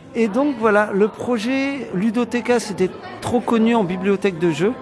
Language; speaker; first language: French; native; French